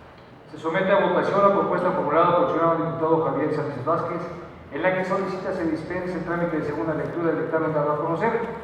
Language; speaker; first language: Spanish; native; Spanish